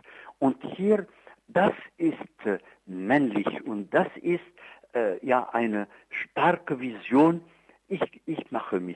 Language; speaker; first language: German; non-native, fluent; Arabic